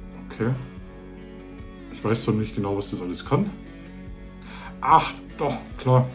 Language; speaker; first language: German; native; German